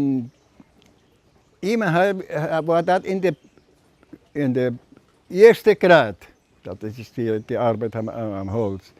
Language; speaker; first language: German; early bilingual, heritage; German